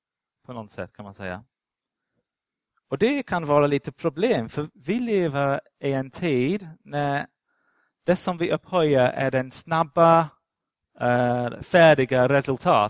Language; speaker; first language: Swedish; non-native, fluent; English